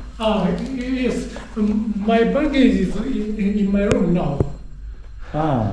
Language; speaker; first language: English; non-native, learner; Japanese